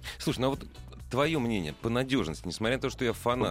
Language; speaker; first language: Russian; native; Russian